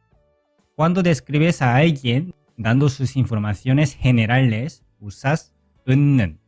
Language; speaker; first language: Spanish; non-native, fluent; Korean